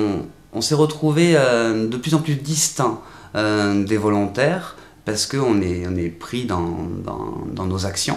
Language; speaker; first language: French; native; French